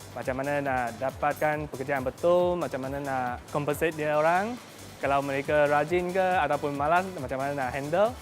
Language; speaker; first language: Malay; non-native, local second language; Chinese